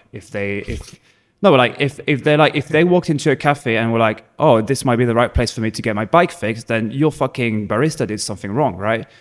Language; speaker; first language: English; non-native, fluent; French